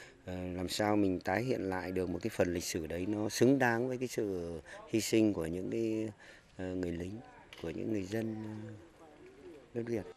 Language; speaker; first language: Vietnamese; native; Vietnamese